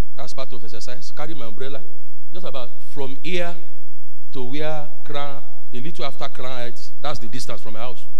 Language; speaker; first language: English; non-native, local second language; Yoruba